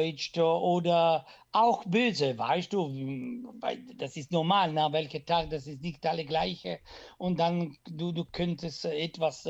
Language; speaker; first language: German; non-native, fluent; Italian